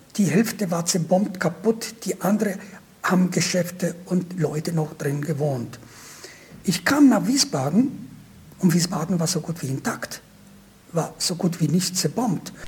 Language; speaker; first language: German; non-native, fluent; Italian